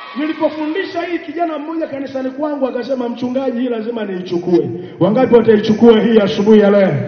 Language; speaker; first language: Swahili; native; Swahili